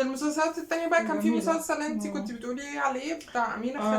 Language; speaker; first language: Arabic; native; Arabic